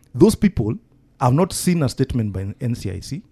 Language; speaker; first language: English; non-native, local second language; Kikuyu